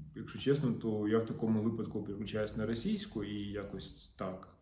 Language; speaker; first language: Ukrainian; non-native, local second language; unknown